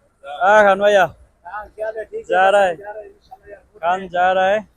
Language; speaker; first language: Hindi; non-native, learner; Bangla